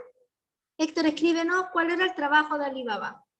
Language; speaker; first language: Spanish; native; Spanish